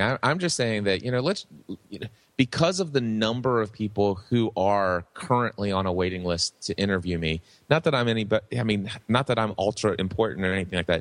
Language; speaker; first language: English; native; English